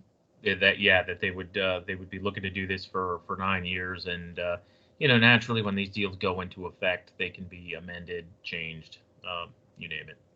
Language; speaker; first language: English; native; English